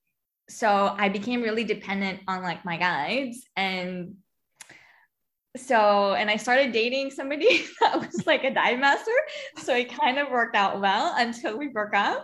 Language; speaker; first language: English; non-native, local second language; Filipino